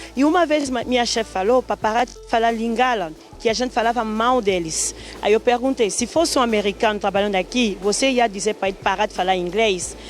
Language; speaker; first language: Portuguese; non-native, fluent; Lingala